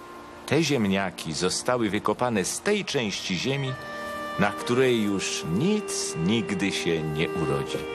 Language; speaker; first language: Polish; native; Polish